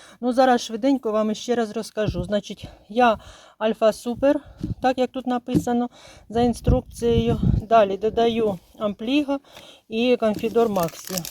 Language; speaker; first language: Ukrainian; native; Ukrainian